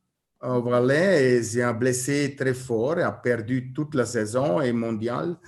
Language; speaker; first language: French; non-native, learner; German